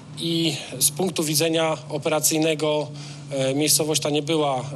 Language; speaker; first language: Polish; native; Polish